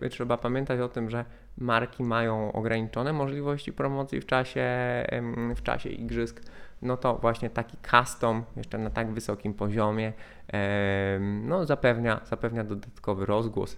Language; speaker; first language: Polish; native; Polish